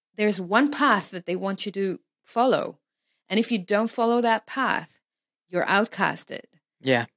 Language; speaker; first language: English; non-native, fluent; Hebrew